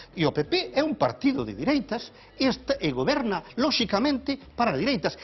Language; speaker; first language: Galician; native; Galician